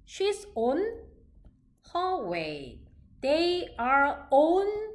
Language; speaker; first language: English; non-native, fluent; Korean